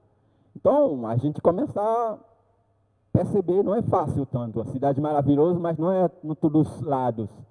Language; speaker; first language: Portuguese; non-native, learner; Haitian Creole